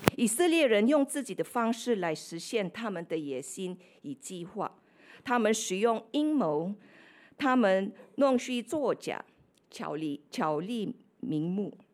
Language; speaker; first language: Chinese; non-native, fluent; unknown